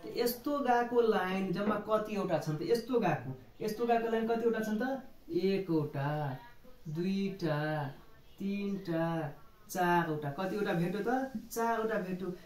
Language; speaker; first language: Nepali; non-native, local second language; Maithili